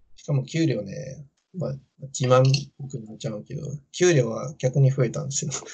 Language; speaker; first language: Japanese; non-native, fluent; Chinese